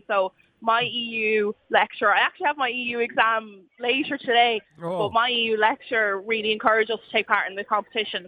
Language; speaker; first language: English; native; English